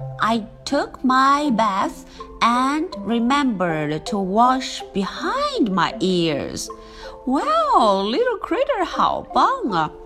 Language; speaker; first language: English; non-native, fluent; Chinese